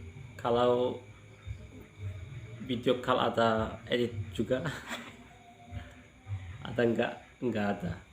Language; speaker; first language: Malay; non-native, learner; Turkish